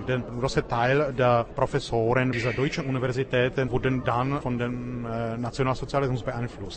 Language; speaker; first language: German; non-native, fluent; Czech